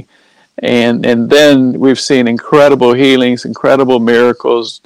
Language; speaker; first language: English; native; English